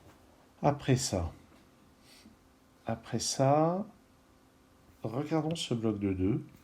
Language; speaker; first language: French; native; French